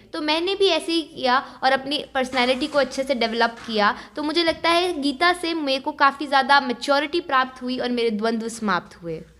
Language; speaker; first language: Hindi; native; Hindi